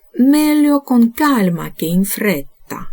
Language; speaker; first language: Italian; non-native, fluent; Ukrainian